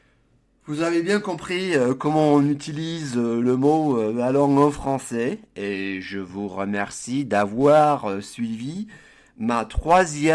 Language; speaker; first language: French; non-native, fluent; English